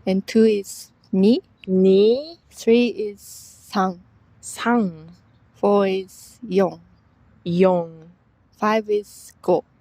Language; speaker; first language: English; non-native, fluent; Japanese